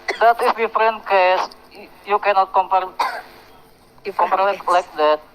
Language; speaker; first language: English; non-native, learner; Indonesian